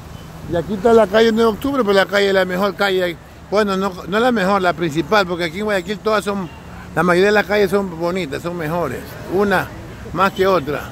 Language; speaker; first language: Spanish; native; Spanish